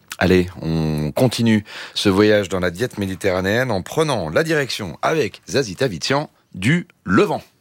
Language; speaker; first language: French; native; French